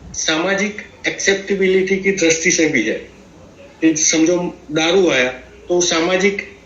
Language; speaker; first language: Hindi; non-native, local second language; Gujarati